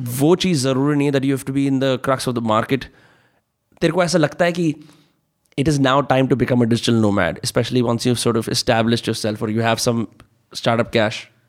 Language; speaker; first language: Hindi; native; Hindi